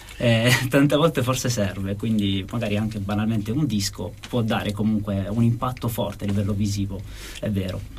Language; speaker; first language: Italian; native; Italian